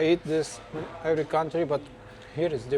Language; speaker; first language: English; non-native, learner; Romanian